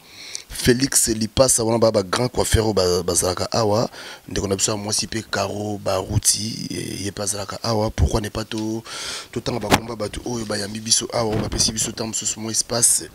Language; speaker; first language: French; non-native, local second language; Lingala